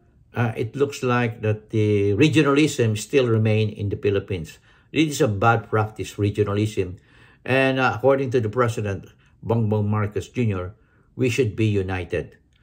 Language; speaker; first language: English; non-native, local second language; Filipino